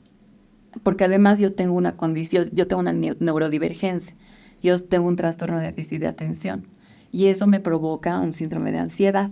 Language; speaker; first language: Spanish; native; Spanish